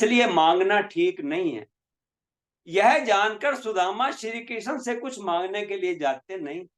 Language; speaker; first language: Hindi; native; Hindi